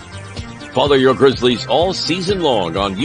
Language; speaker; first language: English; native; English